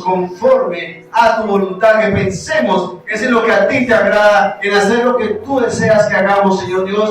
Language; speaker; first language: Spanish; native; Spanish